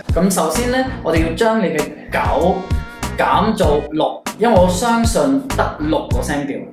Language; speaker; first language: Cantonese; non-native, fluent; English